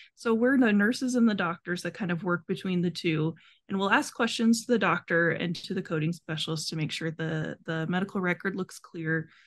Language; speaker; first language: English; native; English